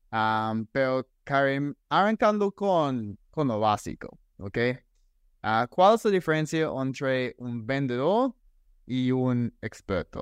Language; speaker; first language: Spanish; non-native, fluent; English